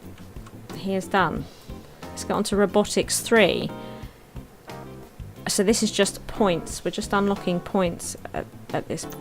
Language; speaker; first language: English; native; English